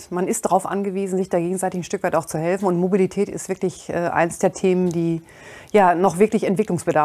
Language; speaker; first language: German; native; German